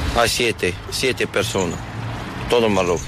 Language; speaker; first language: Spanish; non-native, learner; Arabic